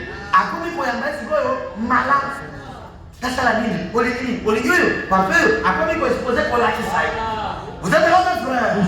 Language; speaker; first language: French; non-native, local second language; Lingala